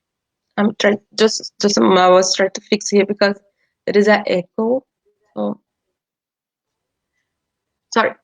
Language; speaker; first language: English; non-native, fluent; Portuguese